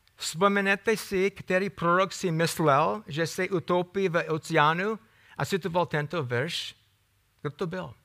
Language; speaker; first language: Czech; non-native, fluent; English